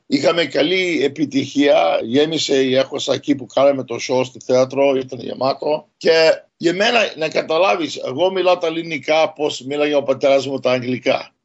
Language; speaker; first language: Greek; early bilingual, heritage; Greek